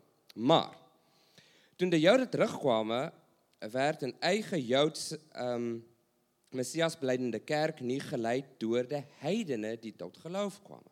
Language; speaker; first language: Dutch; non-native, learner; English